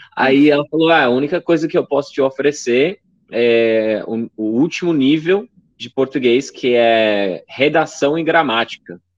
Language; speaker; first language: Portuguese; non-native, fluent; English